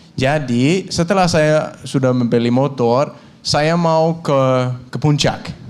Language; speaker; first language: Indonesian; non-native, fluent; Danish